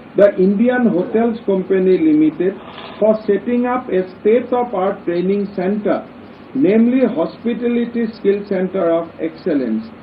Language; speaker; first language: English; non-native, local second language; Assamese